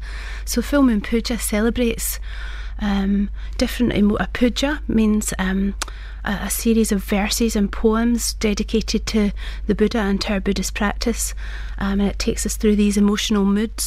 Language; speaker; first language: English; native; English